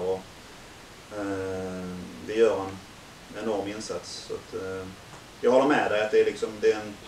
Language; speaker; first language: Swedish; native; Swedish